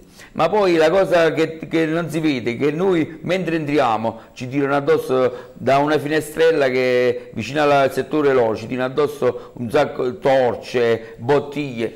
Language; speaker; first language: Italian; native; Italian